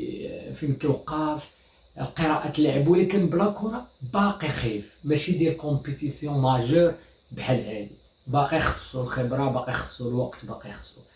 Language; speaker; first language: Arabic; native; Arabic